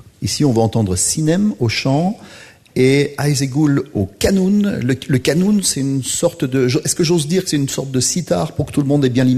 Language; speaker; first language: French; native; French